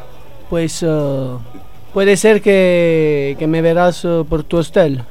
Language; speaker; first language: Spanish; non-native, learner; Italian